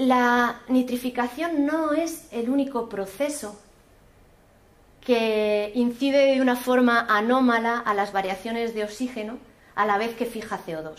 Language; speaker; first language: Spanish; native; Spanish